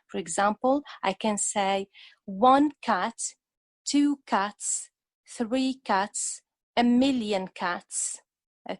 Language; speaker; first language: English; non-native, fluent; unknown